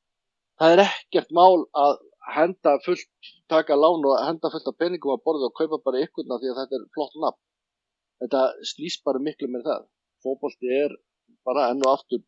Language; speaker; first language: Icelandic; native; Icelandic